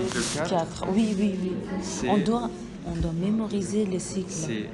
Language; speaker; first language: French; non-native, learner; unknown